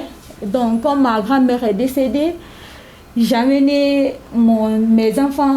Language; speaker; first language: French; non-native, local second language; Susu